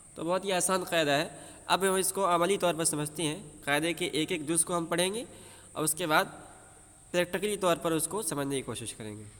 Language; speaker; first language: Urdu; native; Urdu